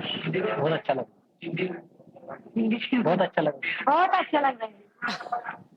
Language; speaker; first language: Hindi; non-native, local second language; Marathi